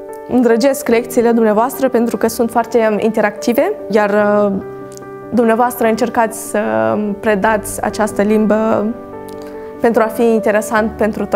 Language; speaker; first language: Romanian; non-native, local second language; Russian